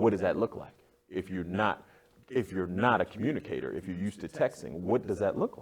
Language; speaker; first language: English; native; English